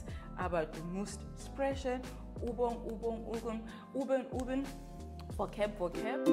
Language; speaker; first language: German; non-native, learner; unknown